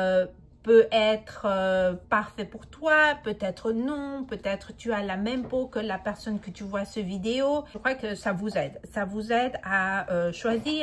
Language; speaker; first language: French; non-native, fluent; Spanish